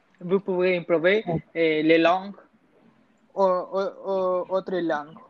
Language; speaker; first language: French; non-native, learner; Spanish